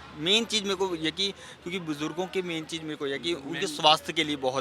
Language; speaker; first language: Hindi; native; Hindi